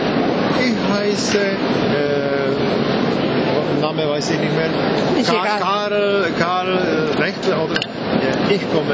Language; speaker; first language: German; non-native, fluent; Czech